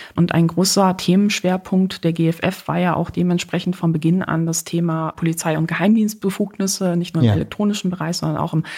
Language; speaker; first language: German; early bilingual, other home language; Polish